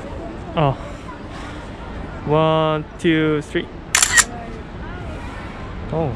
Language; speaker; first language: English; non-native, learner; Korean